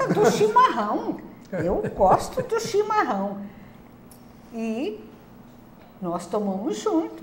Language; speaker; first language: Portuguese; non-native, local second language; German